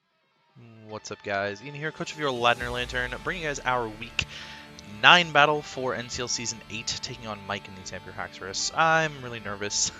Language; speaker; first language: English; native; English